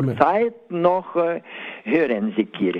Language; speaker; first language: German; non-native, learner; Lithuanian